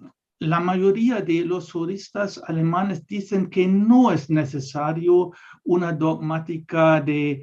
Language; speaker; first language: Spanish; non-native, fluent; German